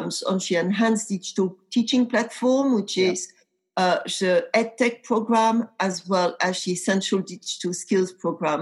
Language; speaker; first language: English; non-native, fluent; French